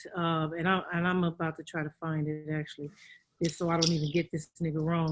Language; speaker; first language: English; native; English